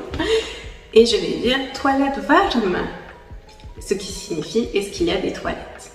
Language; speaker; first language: French; native; French